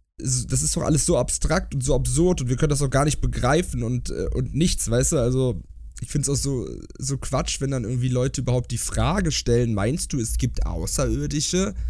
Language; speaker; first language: German; native; German